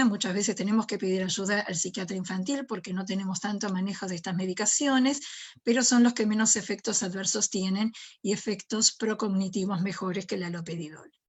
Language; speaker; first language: Spanish; native; Spanish